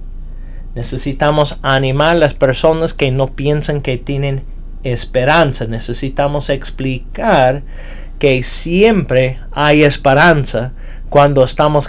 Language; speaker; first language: Spanish; non-native, fluent; English